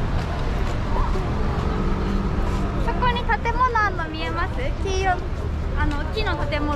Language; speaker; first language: Japanese; native; Japanese